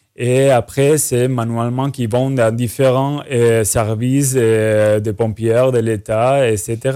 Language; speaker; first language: French; non-native, fluent; Spanish